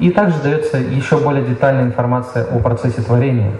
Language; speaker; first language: Russian; native; Russian